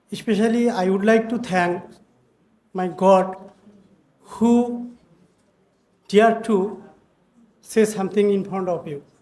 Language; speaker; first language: English; non-native, learner; Bangla